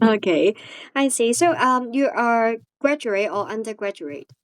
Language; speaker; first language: English; non-native, fluent; Cantonese